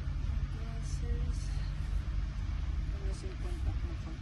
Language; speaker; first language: Spanish; non-native, learner; Filipino